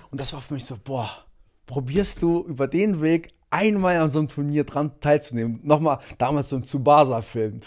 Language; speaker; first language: German; early bilingual, other home language; Portuguese